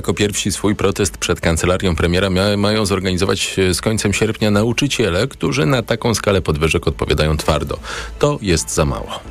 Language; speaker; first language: Polish; native; Polish